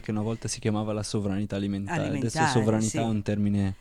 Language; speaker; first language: Italian; native; Italian